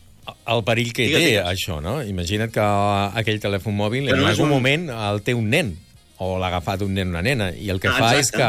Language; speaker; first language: Catalan; native; Catalan